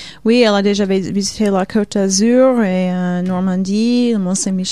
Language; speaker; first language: French; non-native, fluent; Swedish